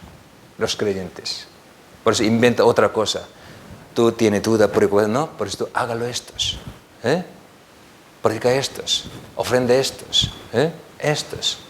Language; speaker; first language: Spanish; non-native, learner; Korean